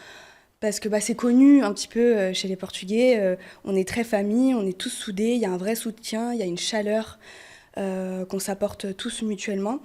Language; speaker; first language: French; early bilingual, other home language; Portuguese